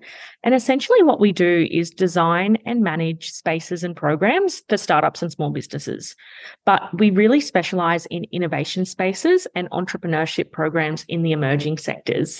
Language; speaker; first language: English; native; English